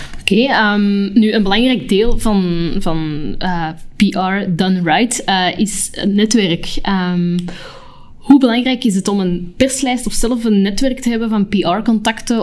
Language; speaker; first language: Dutch; native; Dutch